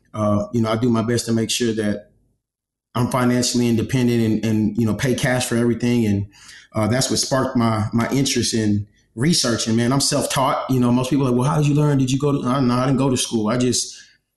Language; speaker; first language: English; native; English